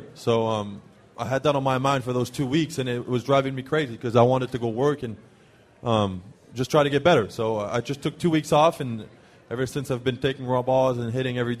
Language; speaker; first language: English; non-native, fluent; French